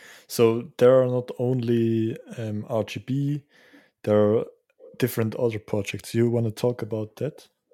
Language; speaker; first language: English; non-native, fluent; Swiss German